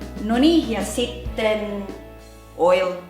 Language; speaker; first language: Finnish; non-native, learner; Filipino